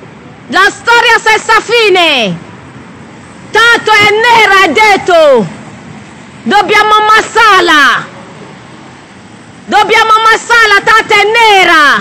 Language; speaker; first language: Italian; non-native, learner; Nigerian Pidgin